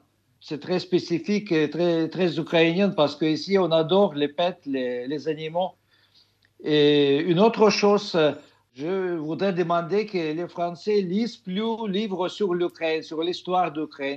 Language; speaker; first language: French; non-native, fluent; Russian